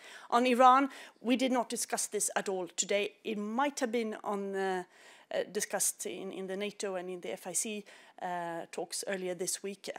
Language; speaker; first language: English; non-native, fluent; Swedish